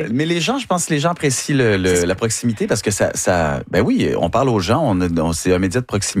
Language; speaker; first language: French; native; French